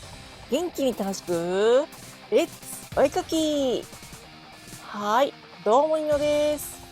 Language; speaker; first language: Japanese; native; Japanese